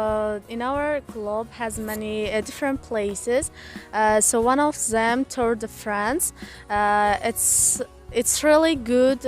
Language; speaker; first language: English; non-native, learner; Tajik